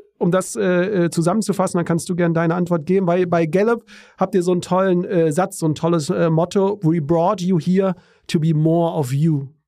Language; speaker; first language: German; native; German